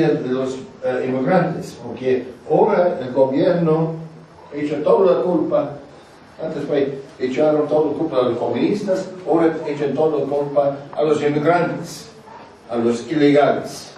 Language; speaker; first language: Spanish; non-native, fluent; English